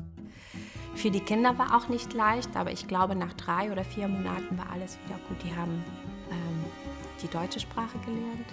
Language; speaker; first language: German; non-native, fluent; Portuguese